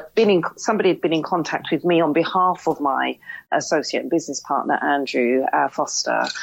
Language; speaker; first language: English; native; English